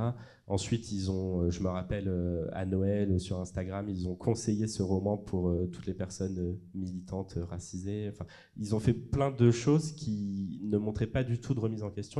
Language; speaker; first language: French; native; French